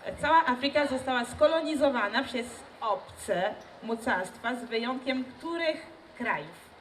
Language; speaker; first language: Polish; non-native, fluent; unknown